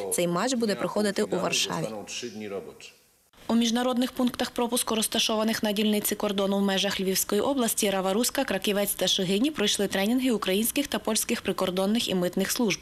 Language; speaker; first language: Ukrainian; native; Ukrainian